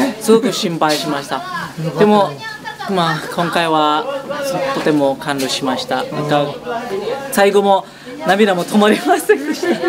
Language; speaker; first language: Japanese; non-native, learner; Indonesian